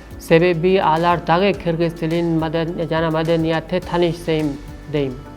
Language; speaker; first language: Kyrgyz; non-native, learner; Urdu